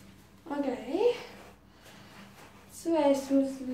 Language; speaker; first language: German; non-native, learner; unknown